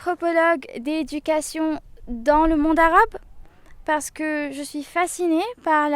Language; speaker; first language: French; non-native, local second language; Arabic